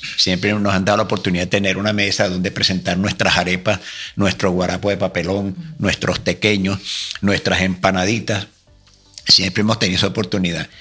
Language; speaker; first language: Spanish; native; Spanish